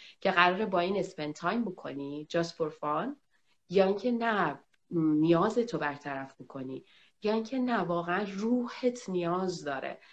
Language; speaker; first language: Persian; native; Persian